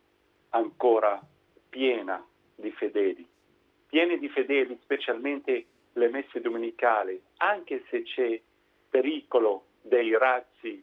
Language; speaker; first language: Italian; non-native, fluent; Arabic